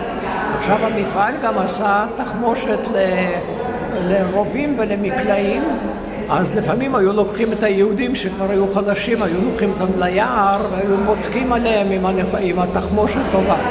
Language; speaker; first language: Hebrew; non-native, fluent; Yiddish